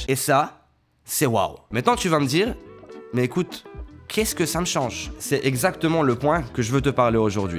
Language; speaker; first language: French; native; French